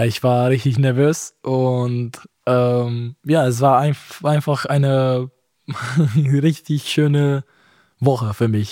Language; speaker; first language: German; non-native, fluent; Romanian